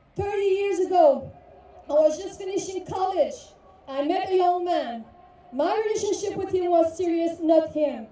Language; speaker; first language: English; native; English